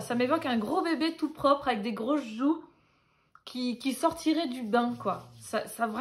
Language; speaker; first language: French; native; French